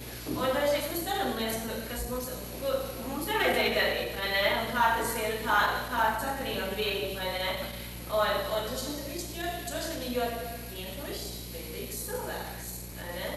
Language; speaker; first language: Latvian; early bilingual, heritage; Latvian